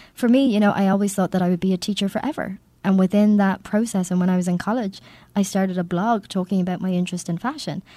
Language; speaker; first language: English; native; English